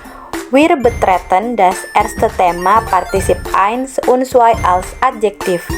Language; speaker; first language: German; non-native, fluent; Indonesian